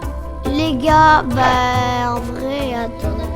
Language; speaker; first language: French; native; French